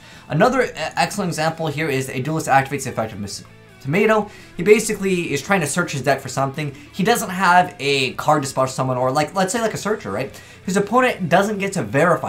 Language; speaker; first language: English; native; English